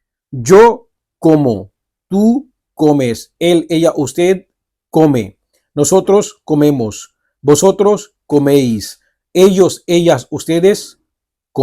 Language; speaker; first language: Spanish; non-native, fluent; Urdu